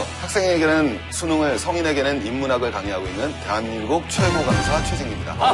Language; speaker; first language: Korean; native; Korean